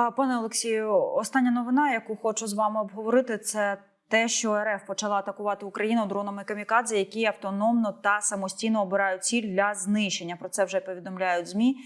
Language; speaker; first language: Ukrainian; native; Ukrainian